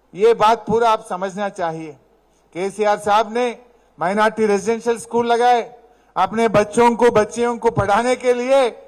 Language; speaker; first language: Hindi; non-native, local second language; Telugu